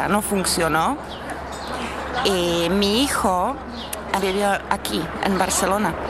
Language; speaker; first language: Spanish; non-native, learner; Czech